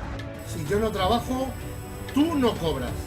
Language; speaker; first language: Spanish; native; Spanish